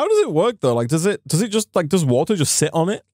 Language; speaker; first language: English; native; English